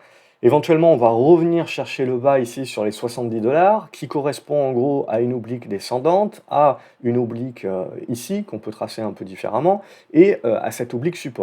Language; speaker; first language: French; native; French